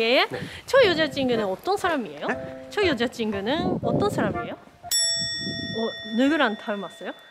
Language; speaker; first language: Korean; non-native, learner; Japanese